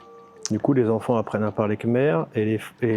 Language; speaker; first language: French; native; French